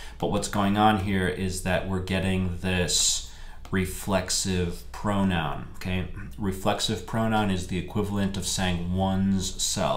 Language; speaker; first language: English; native; English